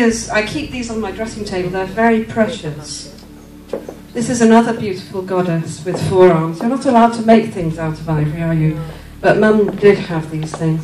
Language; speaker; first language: English; native; English